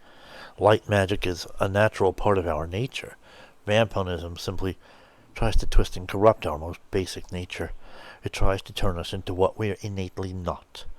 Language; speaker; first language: English; native; English